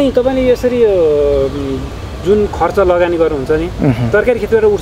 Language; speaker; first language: Nepali; native; Nepali